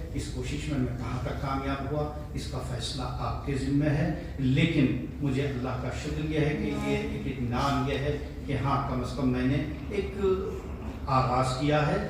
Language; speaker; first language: Urdu; native; Urdu